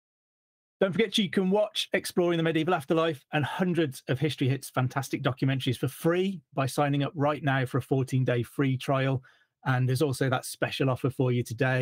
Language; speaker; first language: English; native; English